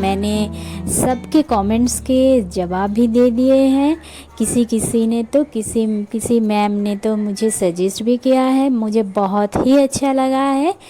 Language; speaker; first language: Hindi; non-native, local second language; Bangla